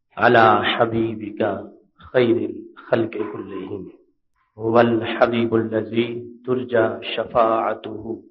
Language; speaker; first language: Urdu; native; Urdu